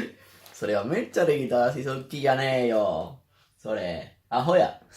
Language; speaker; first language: Japanese; non-native, learner; Spanish